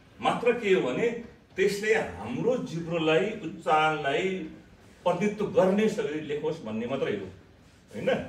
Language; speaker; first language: Nepali; non-native, local second language; Eastern Tamang